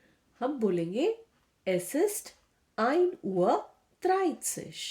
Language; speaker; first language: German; non-native, fluent; Hindi